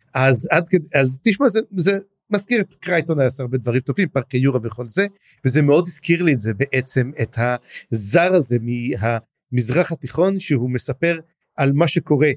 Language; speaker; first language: Hebrew; native; Hebrew